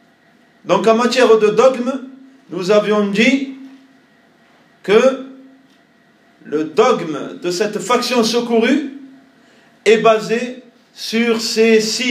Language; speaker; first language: French; native; French